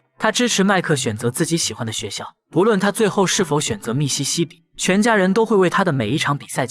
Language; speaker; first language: Chinese; native; Chinese